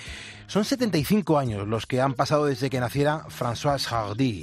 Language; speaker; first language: Spanish; native; Spanish